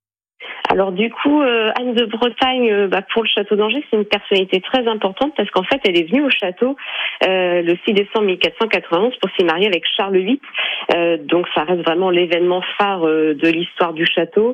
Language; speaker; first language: French; native; French